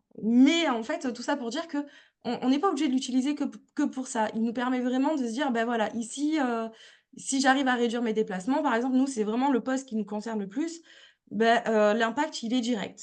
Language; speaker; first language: French; native; French